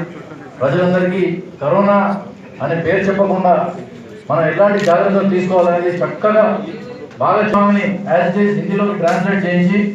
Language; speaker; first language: Telugu; native; Telugu